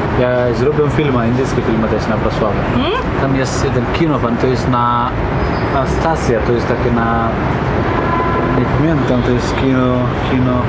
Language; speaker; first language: Polish; non-native, learner; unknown